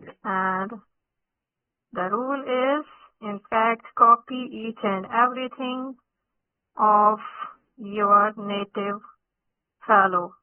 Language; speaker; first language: English; non-native, local second language; Urdu